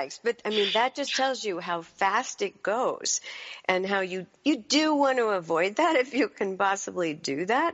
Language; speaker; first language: English; native; English